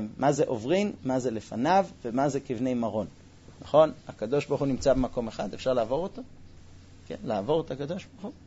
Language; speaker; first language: Hebrew; non-native, fluent; English